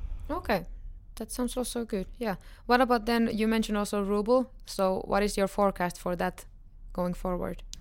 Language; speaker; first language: English; non-native, fluent; Finnish